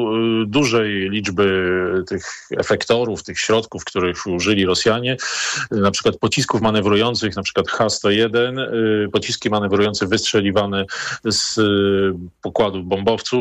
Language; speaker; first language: Polish; native; Polish